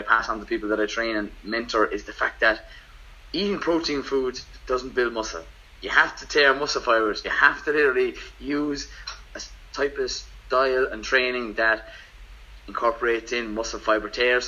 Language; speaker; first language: English; native; English